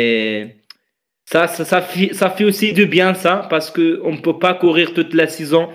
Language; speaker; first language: French; non-native, learner; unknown